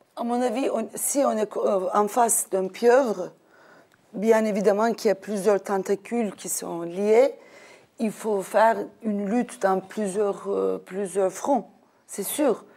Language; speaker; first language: French; non-native, fluent; Turkish